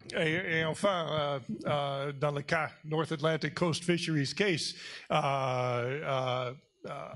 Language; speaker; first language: French; non-native, fluent; English